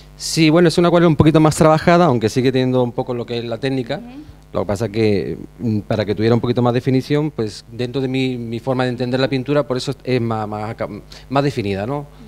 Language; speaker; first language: Spanish; native; Spanish